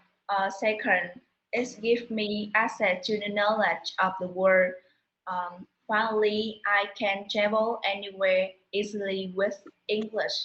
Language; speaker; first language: English; non-native, learner; Vietnamese